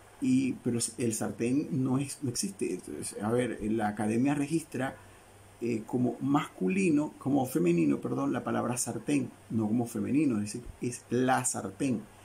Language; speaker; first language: Spanish; native; Spanish